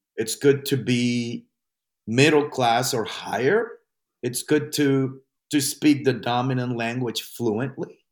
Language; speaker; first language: English; non-native, fluent; Spanish